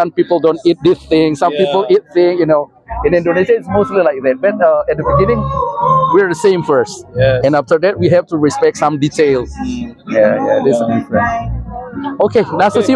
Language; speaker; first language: English; non-native, fluent; Indonesian